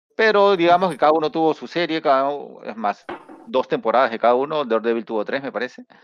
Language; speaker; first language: Spanish; native; Spanish